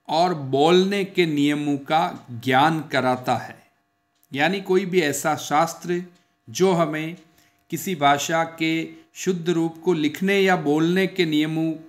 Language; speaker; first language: Hindi; native; Hindi